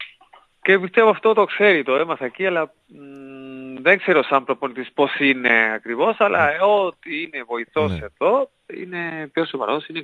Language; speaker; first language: Greek; non-native, fluent; Spanish